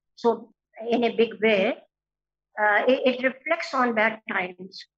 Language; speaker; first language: English; non-native, local second language; Hindi